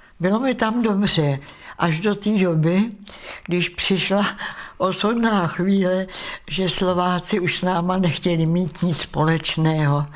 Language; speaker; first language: Czech; native; Czech